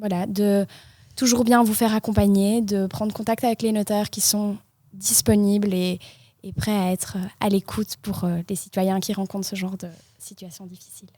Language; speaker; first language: French; native; French